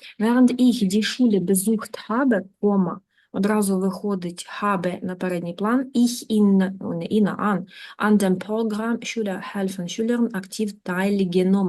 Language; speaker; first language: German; non-native, fluent; Ukrainian